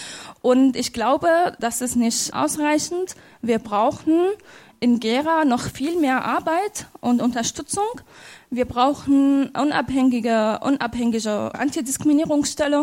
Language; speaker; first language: German; non-native, fluent; Arabic